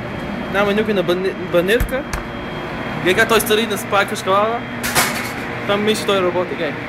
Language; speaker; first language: Bulgarian; early bilingual, heritage; Bulgarian